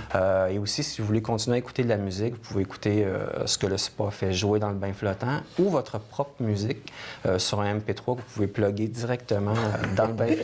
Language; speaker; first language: French; native; French